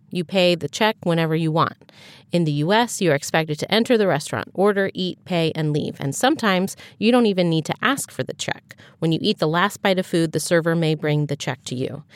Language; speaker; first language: English; native; English